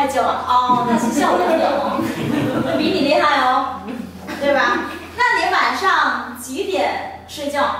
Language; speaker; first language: Chinese; non-native, fluent; Vietnamese